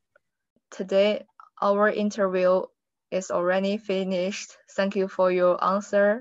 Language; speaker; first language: English; non-native, learner; Chinese